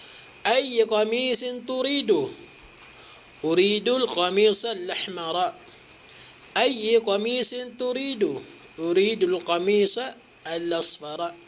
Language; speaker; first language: Arabic; non-native, fluent; Filipino